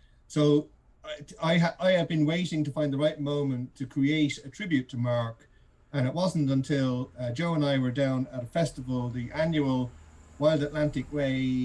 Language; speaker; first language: English; native; English